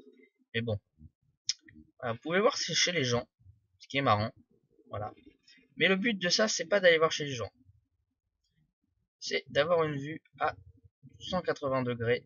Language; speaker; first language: French; native; French